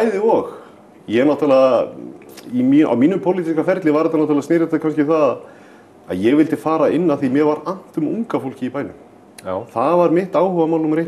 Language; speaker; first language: Icelandic; native; Icelandic